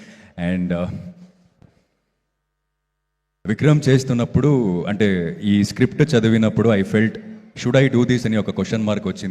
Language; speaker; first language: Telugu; non-native, fluent; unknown